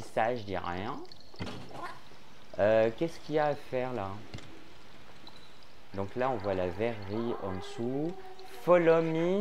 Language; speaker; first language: French; native; French